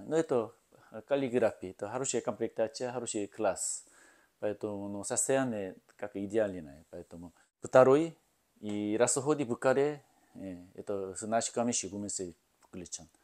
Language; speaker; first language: Russian; non-native, learner; Korean